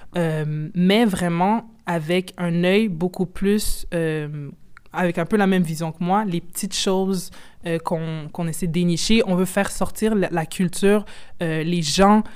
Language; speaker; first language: French; native; French